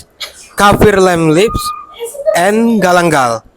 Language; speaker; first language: English; non-native, learner; Indonesian